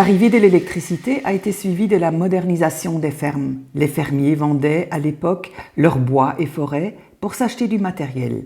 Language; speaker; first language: French; native; French